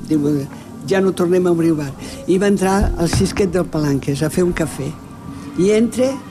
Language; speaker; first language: Catalan; native; Catalan